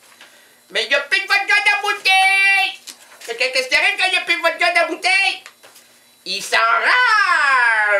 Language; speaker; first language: French; native; French